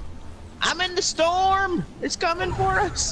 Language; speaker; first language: English; native; English